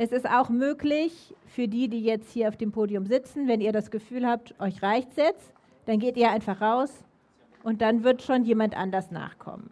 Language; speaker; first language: German; native; German